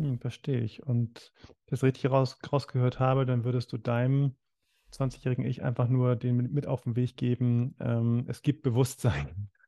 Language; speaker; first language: German; native; German